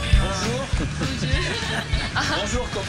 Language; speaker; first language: French; native; French